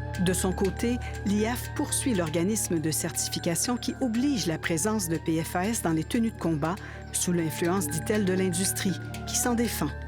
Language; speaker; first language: French; native; French